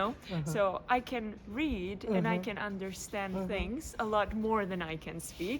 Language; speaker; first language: English; non-native, fluent; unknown